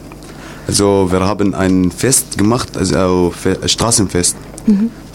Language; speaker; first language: German; non-native, learner; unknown